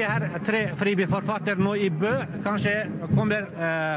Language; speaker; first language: Norwegian; non-native, learner; Azerbaijani